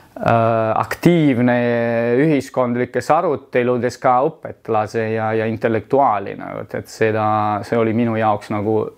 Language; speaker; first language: Estonian; non-native, fluent; Italian